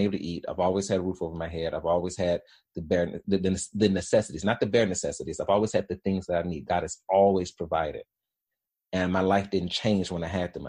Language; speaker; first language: English; native; English